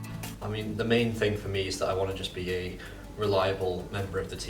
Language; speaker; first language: English; native; English